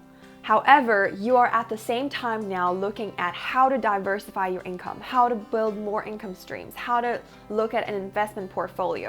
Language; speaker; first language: English; early bilingual, other home language; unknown